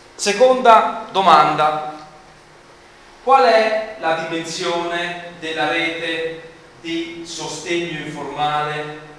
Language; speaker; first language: Italian; native; Italian